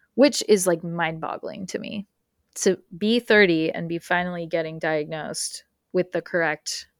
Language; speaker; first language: English; early bilingual, other home language; Spanish